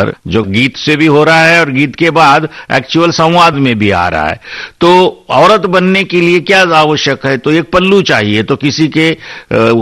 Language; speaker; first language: Hindi; non-native, local second language; Marathi